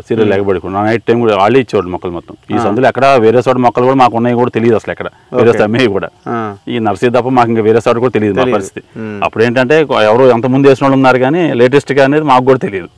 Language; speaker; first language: Telugu; native; Telugu